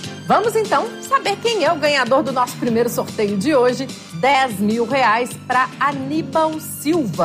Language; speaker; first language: Portuguese; native; Portuguese